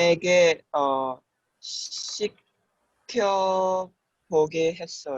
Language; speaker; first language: Korean; non-native, learner; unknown